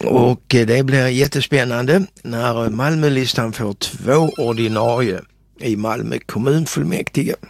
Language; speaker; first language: Swedish; native; Swedish